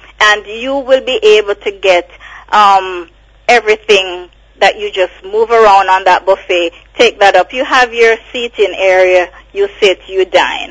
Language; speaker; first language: English; native; English